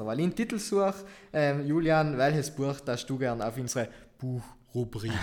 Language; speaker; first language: German; native; German